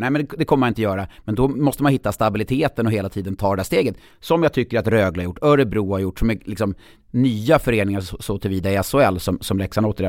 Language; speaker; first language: Swedish; native; Swedish